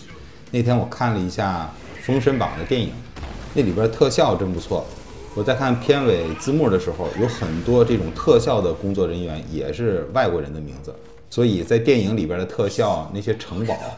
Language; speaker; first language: Chinese; native; Chinese